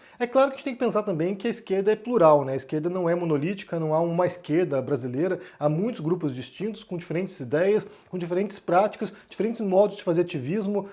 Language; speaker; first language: Portuguese; native; Portuguese